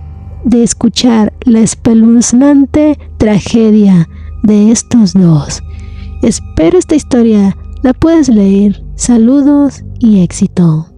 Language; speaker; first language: Spanish; native; Spanish